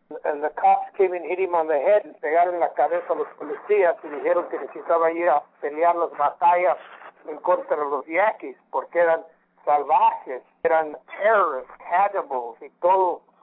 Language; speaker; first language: Spanish; early bilingual, heritage; Spanish